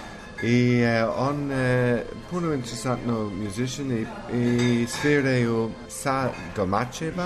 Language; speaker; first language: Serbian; non-native, learner; English